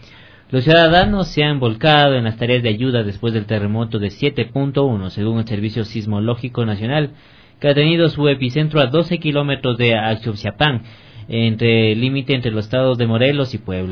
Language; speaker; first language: Spanish; native; Spanish